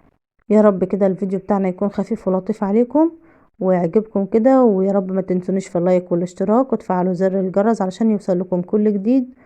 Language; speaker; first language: Arabic; native; Arabic